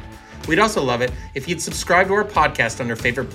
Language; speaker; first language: English; native; English